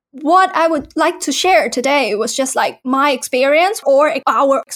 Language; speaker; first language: English; non-native, local second language; Cantonese